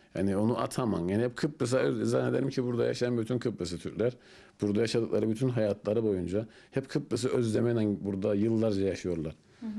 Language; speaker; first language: Turkish; native; Turkish